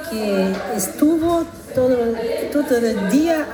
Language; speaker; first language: Spanish; non-native, learner; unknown